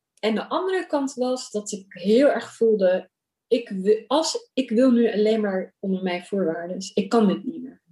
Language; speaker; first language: Dutch; early bilingual, other home language; Urdu